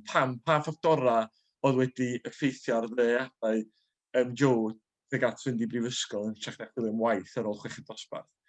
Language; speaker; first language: Welsh; native; Welsh